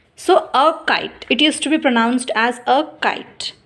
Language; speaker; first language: English; non-native, local second language; Hindi